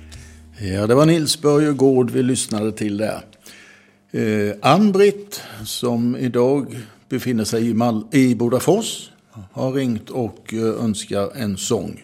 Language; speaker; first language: Swedish; native; Swedish